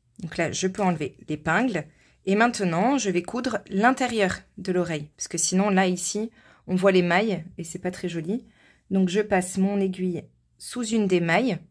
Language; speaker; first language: French; native; French